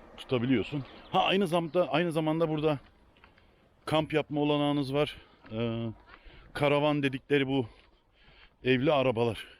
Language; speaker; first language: Turkish; early bilingual, heritage; Turkish